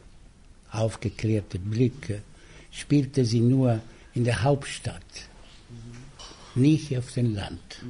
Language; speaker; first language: German; non-native, fluent; Italian